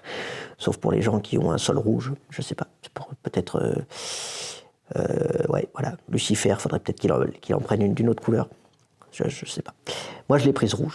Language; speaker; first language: French; native; French